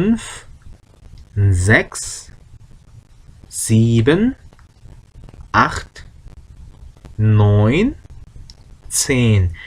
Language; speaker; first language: German; non-native, fluent; Korean